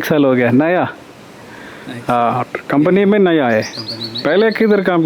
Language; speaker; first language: Hindi; non-native, local second language; Malayalam